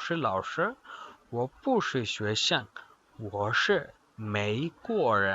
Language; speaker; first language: Chinese; non-native, fluent; Urdu